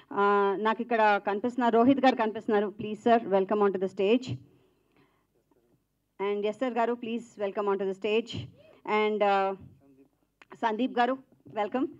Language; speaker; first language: Telugu; native; Telugu